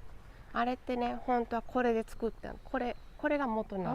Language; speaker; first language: Japanese; native; Japanese